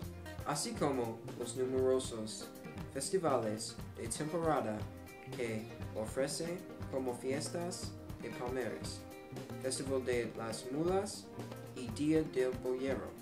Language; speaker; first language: Spanish; non-native, learner; English